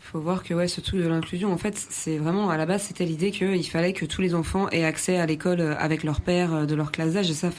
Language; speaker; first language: French; native; French